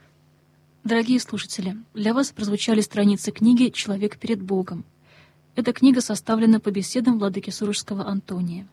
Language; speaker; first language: Russian; native; Russian